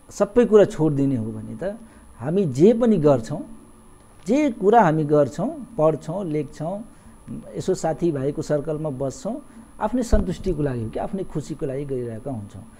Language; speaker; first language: Nepali; non-native, local second language; Awadhi